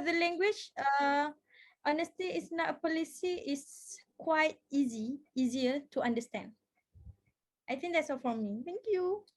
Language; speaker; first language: English; non-native, fluent; Malay